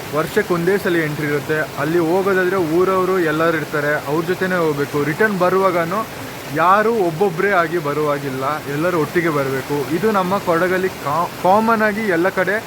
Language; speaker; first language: Kannada; non-native, local second language; Kodava